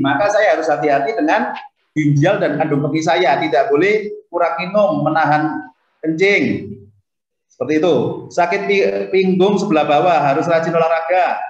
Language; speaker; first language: Indonesian; native; Indonesian